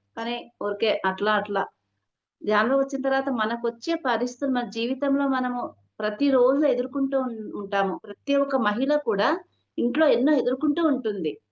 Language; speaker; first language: Telugu; non-native, local second language; Hindi